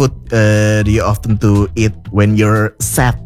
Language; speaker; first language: English; non-native, learner; Indonesian